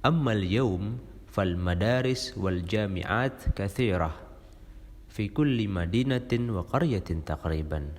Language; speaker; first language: Arabic; non-native, fluent; Indonesian